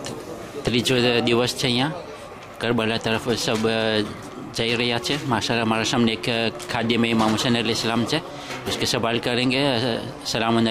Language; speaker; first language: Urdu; non-native, learner; Gujarati